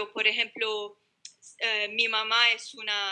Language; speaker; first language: Spanish; non-native, learner; Arabic